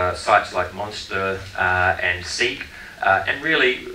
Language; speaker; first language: English; native; English